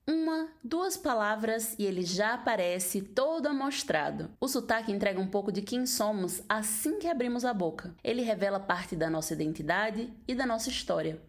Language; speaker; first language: Portuguese; native; Portuguese